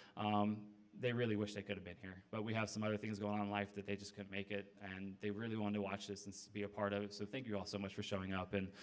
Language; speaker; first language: English; native; English